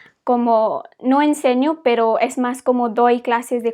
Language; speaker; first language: Spanish; non-native, fluent; English